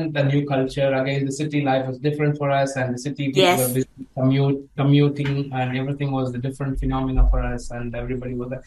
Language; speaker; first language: English; non-native, local second language; Tamil